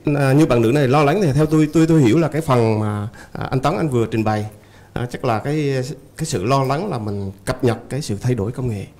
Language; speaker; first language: Vietnamese; native; Vietnamese